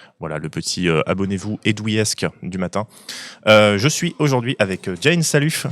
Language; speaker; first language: French; native; French